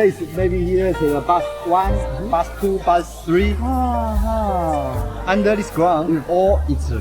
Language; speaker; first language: English; non-native, learner; Chinese